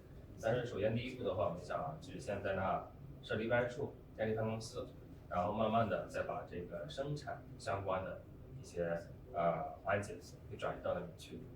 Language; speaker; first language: Chinese; native; Chinese